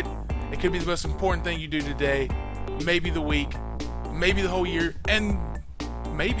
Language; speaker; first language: English; native; English